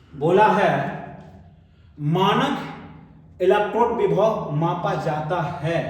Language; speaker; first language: Hindi; native; Hindi